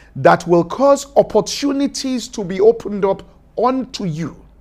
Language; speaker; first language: English; non-native, local second language; Yoruba